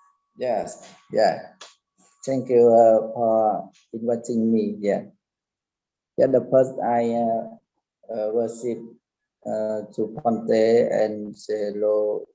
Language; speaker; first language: English; non-native, learner; Khmer